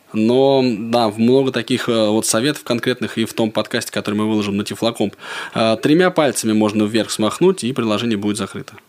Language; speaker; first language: Russian; native; Russian